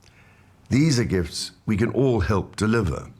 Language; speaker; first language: English; native; English